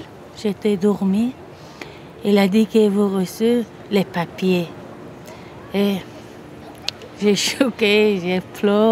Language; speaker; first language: French; non-native, learner; Persian